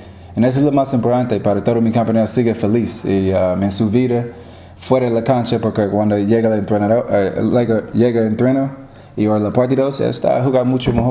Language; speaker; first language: Spanish; non-native, learner; English